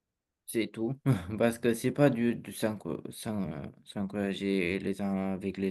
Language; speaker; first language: French; non-native, learner; Romanian